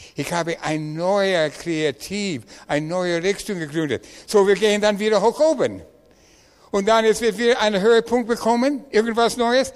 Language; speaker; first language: German; non-native, learner; English